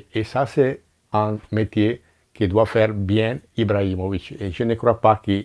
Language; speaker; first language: French; non-native, fluent; Italian